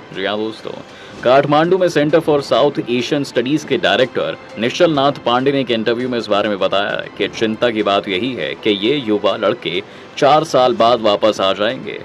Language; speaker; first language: Hindi; native; Hindi